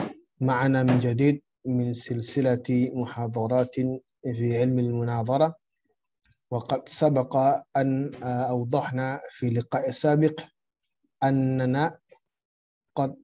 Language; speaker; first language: Arabic; non-native, fluent; Indonesian